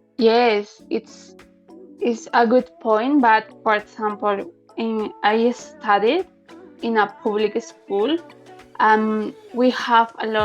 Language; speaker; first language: English; non-native, learner; Spanish